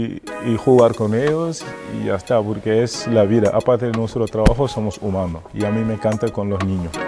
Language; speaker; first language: Spanish; non-native, fluent; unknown